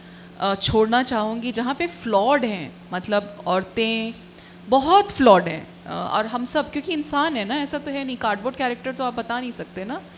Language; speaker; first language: Hindi; native; Hindi